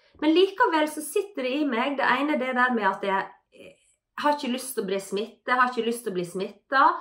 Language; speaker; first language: Norwegian; native; Norwegian